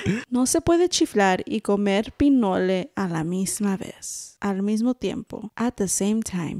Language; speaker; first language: Spanish; early bilingual, heritage; Spanish